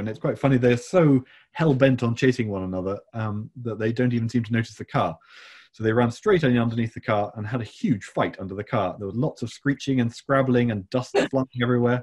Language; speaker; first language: English; native; English